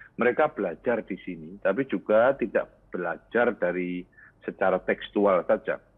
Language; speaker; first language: Indonesian; native; Indonesian